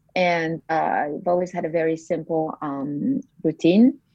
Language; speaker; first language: English; non-native, fluent; French